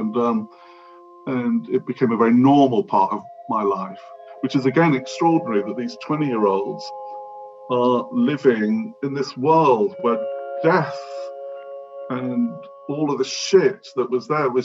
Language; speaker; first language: English; native; English